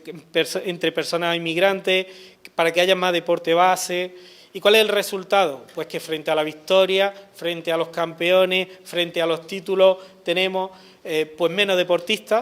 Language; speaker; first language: Spanish; native; Spanish